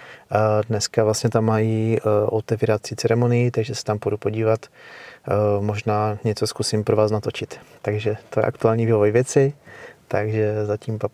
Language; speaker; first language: Czech; native; Czech